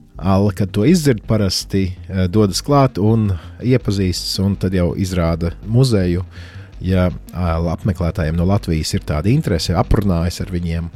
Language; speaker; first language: Latvian; native; Latvian